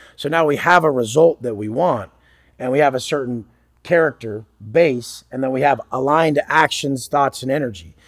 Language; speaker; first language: English; native; English